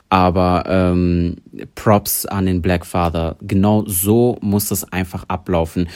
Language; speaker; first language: German; early bilingual, other home language; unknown